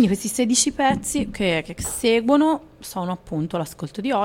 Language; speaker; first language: Italian; native; Italian